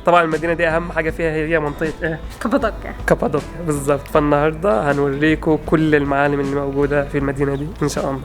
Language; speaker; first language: Arabic; native; Arabic